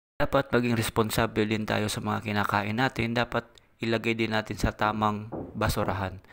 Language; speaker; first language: Filipino; non-native, local second language; Cebuano